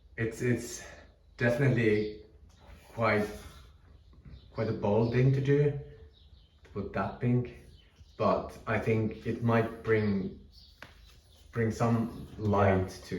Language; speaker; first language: English; non-native, fluent; Finnish